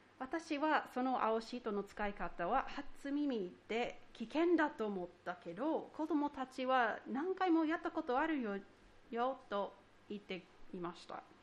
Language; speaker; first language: Japanese; non-native, fluent; English